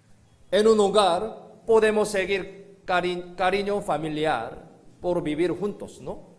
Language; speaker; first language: Spanish; non-native, learner; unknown